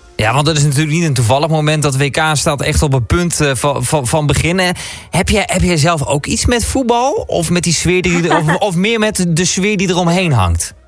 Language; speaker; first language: Dutch; native; Dutch